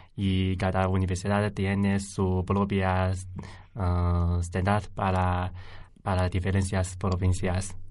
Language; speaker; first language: Spanish; non-native, learner; Chinese